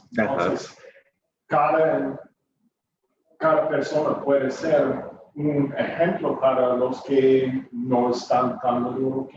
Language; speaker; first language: Spanish; non-native, fluent; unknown